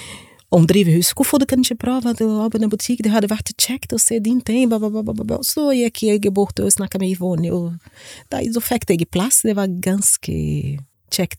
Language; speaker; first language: Norwegian; non-native, learner; Portuguese